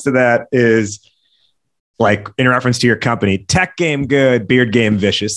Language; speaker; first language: English; native; English